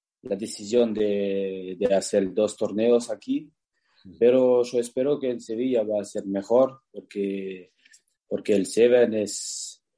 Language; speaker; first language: Spanish; non-native, learner; French